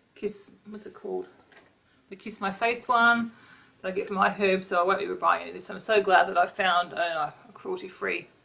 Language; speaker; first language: English; native; English